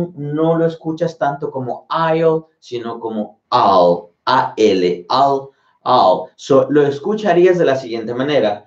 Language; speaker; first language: Spanish; native; Spanish